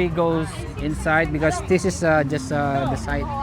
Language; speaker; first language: English; non-native, fluent; Batak Toba